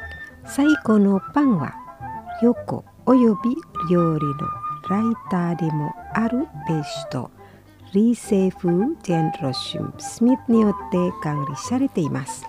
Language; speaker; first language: Japanese; non-native, fluent; Indonesian